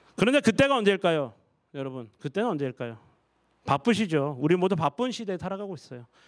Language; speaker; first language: Korean; native; Korean